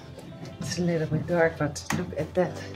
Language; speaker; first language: English; non-native, fluent; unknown